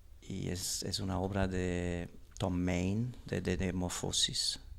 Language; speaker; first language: Spanish; non-native, fluent; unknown